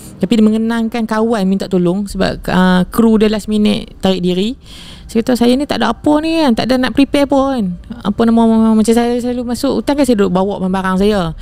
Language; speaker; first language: Malay; native; Malay